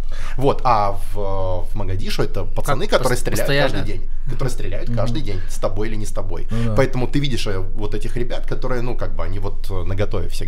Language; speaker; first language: Russian; native; Russian